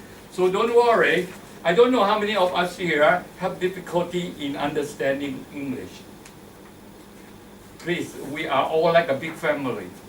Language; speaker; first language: English; non-native, fluent; Thai